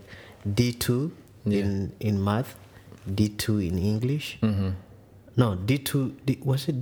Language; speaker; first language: English; non-native, local second language; Ganda